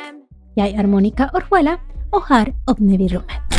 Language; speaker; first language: Norwegian; non-native, fluent; Spanish